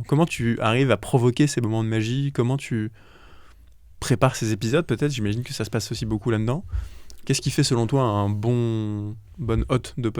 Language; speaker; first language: French; native; French